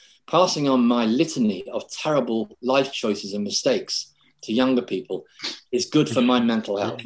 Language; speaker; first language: English; native; English